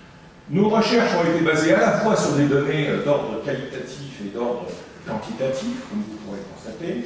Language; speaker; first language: French; native; French